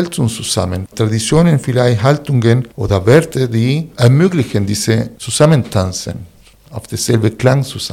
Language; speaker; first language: German; non-native, fluent; Spanish